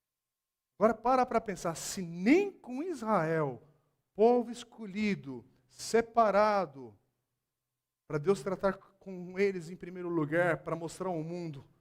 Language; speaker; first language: Portuguese; native; Portuguese